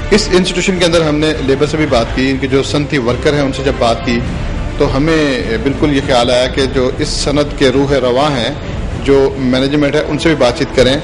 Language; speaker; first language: Urdu; native; Urdu